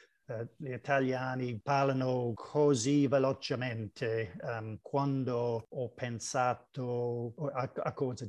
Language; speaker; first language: Italian; non-native, learner; English